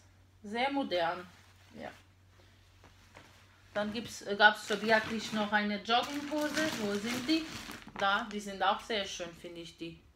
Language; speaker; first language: German; non-native, fluent; Portuguese